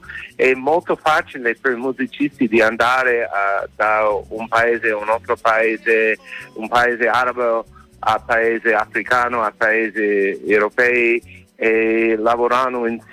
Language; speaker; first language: Italian; non-native, fluent; English